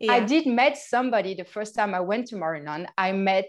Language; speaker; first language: English; non-native, fluent; French